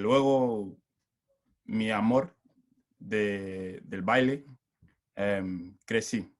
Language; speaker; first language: Spanish; non-native, learner; English